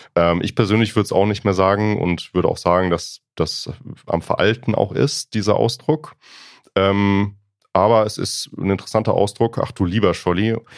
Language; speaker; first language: German; native; German